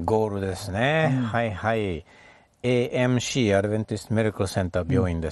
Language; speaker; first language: Japanese; non-native, fluent; English